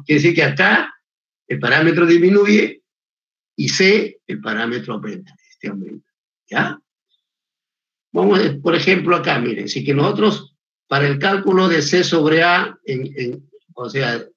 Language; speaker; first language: Spanish; native; Spanish